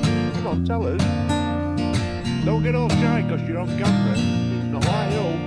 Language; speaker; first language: English; native; English